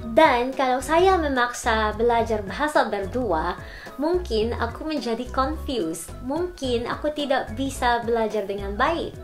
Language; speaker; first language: Indonesian; non-native, learner; Filipino